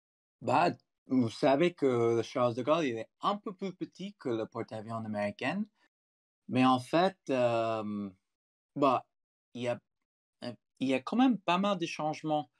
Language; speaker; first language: French; non-native, fluent; English